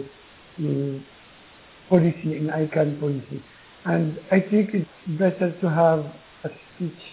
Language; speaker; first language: English; non-native, learner; Arabic